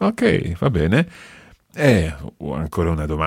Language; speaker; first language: Italian; non-native, fluent; English